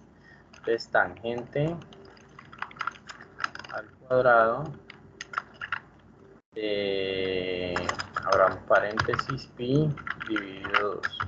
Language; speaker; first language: Spanish; native; Spanish